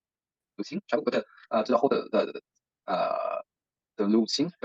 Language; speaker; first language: Chinese; non-native, learner; English